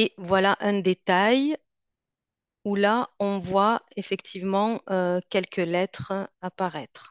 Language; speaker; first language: French; native; French